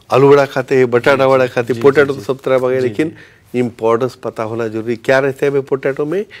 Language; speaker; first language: Hindi; non-native, local second language; Marathi